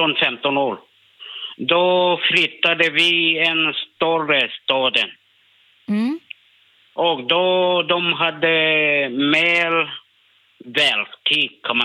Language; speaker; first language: Swedish; non-native, learner; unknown